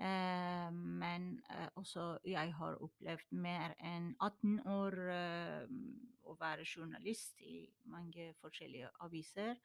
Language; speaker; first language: Norwegian; non-native, learner; Persian